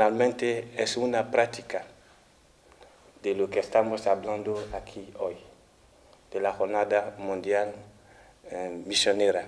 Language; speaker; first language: Spanish; non-native, fluent; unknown